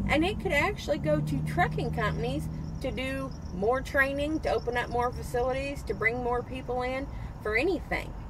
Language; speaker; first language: English; native; English